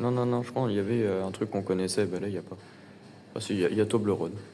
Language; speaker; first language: French; native; French